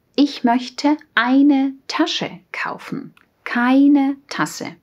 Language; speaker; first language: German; non-native, fluent; Russian